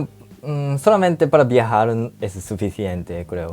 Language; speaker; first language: Spanish; non-native, fluent; Japanese